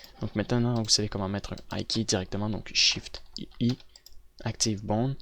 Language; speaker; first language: French; native; French